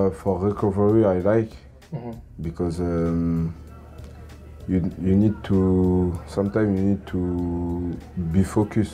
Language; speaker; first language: English; non-native, learner; French